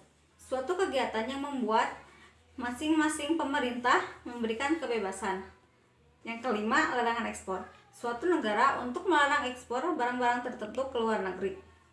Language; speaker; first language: Indonesian; native; Indonesian